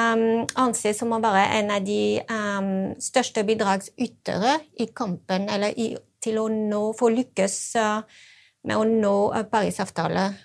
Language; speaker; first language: Norwegian; non-native, fluent; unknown